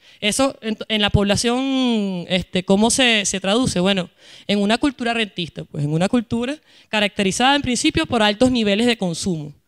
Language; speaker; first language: Spanish; native; Spanish